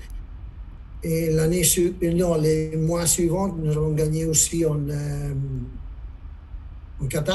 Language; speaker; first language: French; non-native, learner; Italian